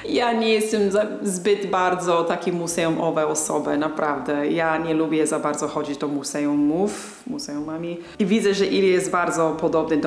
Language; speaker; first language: Polish; early bilingual, heritage; English